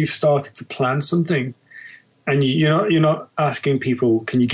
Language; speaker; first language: English; native; English